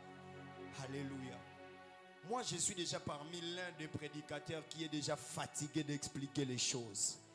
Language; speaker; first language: French; non-native, local second language; Lingala